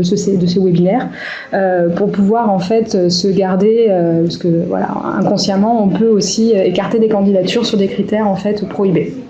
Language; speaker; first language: French; native; French